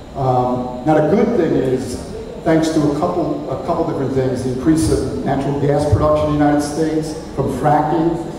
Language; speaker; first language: English; native; English